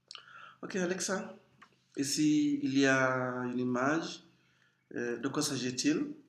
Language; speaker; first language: French; non-native, fluent; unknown